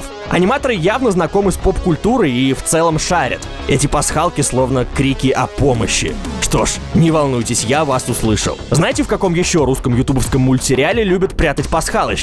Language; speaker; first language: Russian; native; Russian